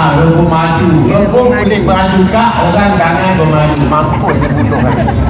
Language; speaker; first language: Malay; native; Malay